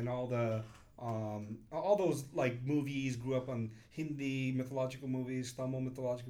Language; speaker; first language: English; early bilingual, other home language; Kannada